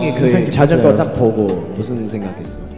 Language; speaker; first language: Korean; non-native, fluent; Chinese